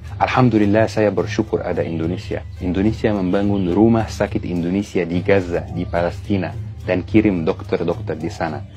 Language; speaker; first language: Indonesian; non-native, fluent; Arabic